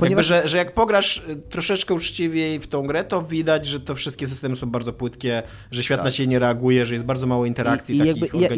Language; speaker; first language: Polish; native; Polish